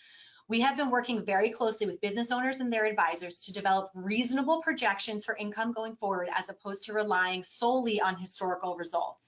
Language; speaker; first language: English; native; English